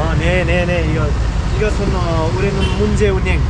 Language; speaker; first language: Korean; non-native, learner; Nepali